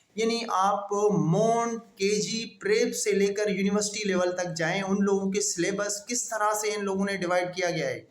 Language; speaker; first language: Urdu; non-native, local second language; Sindhi